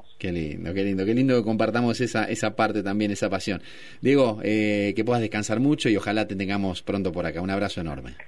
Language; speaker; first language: Spanish; native; Spanish